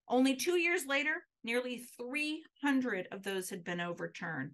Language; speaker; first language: English; native; English